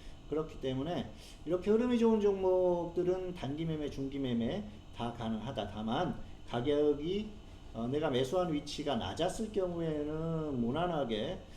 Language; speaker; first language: Korean; native; Korean